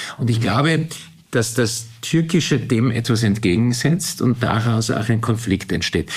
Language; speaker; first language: German; early bilingual, heritage; German